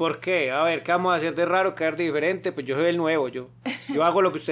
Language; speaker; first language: Spanish; native; Spanish